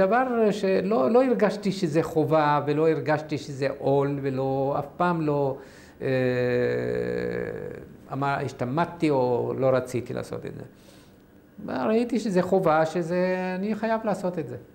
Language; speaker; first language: Hebrew; non-native, fluent; Arabic